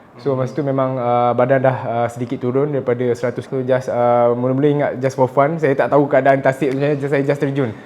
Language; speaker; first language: Malay; native; Malay